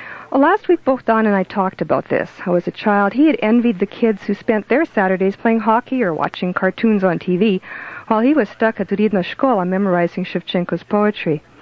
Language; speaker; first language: English; native; English